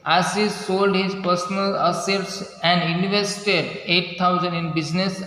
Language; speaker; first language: English; non-native, local second language; Gujarati